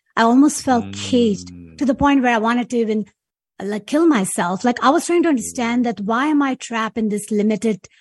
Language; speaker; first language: English; non-native, local second language; Urdu